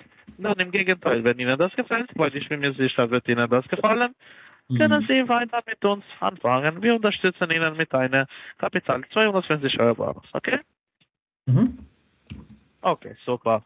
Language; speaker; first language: German; non-native, learner; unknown